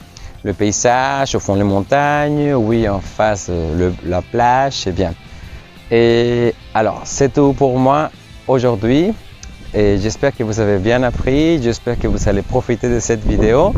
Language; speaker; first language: French; non-native, fluent; Spanish